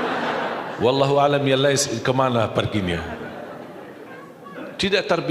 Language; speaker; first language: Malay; non-native, fluent; Arabic